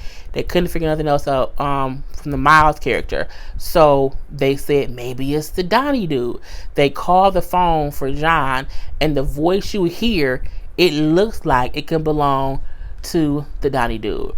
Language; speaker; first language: English; native; English